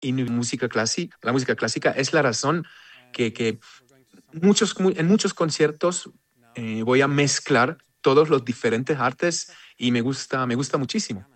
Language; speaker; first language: Spanish; non-native, fluent; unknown